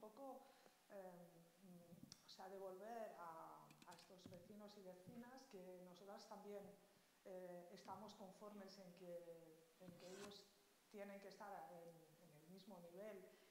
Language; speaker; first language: Spanish; native; Spanish